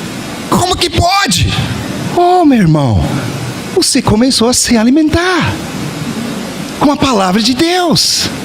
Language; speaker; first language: Portuguese; non-native, fluent; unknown